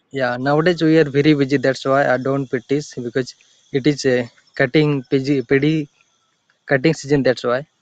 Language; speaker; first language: English; non-native, learner; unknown